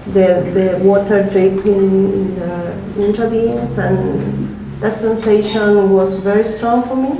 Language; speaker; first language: English; non-native, learner; Spanish